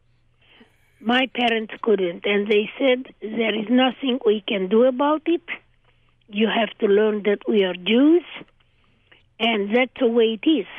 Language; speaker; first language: English; non-native, fluent; Hungarian